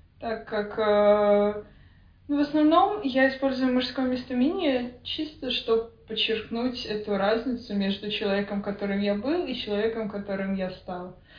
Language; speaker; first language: Russian; native; Russian